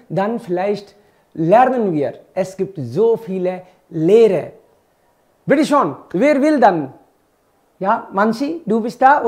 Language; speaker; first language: German; non-native, fluent; Hindi